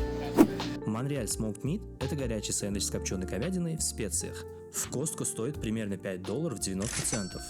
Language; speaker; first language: Russian; native; Russian